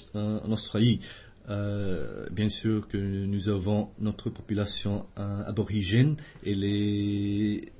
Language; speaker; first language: French; non-native, fluent; English